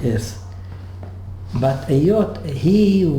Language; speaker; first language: English; non-native, learner; French